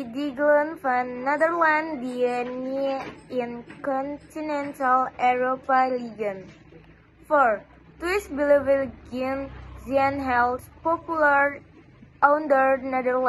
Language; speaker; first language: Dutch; non-native, learner; Indonesian